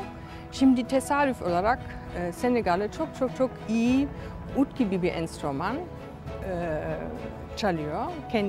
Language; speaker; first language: Turkish; non-native, fluent; German